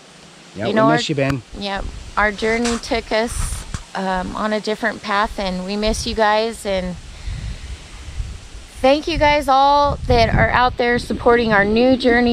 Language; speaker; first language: English; native; English